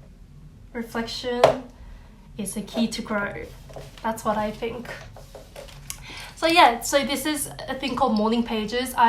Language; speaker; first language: English; non-native, fluent; Korean